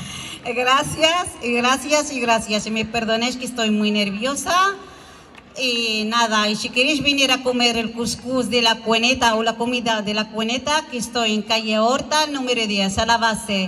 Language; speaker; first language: Spanish; non-native, fluent; Arabic